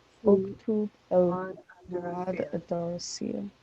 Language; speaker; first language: Arabic; non-native, learner; English